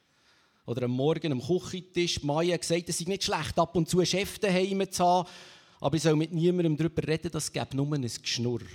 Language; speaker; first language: German; native; German